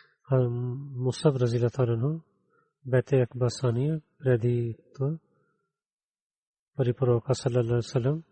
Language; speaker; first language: Bulgarian; non-native, learner; Urdu